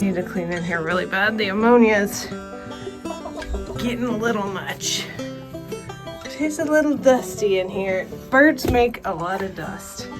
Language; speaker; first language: English; native; English